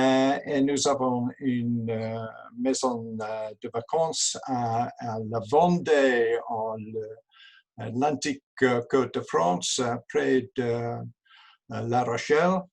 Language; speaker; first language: French; non-native, learner; English